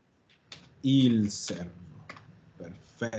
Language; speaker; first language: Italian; non-native, fluent; Spanish